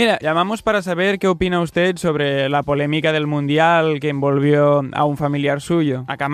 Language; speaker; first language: Catalan; native; Catalan